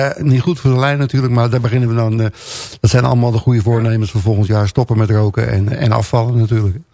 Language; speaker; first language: Dutch; native; Dutch